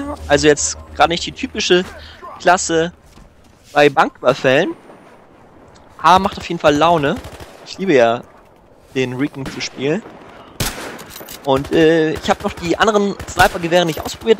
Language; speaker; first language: German; native; German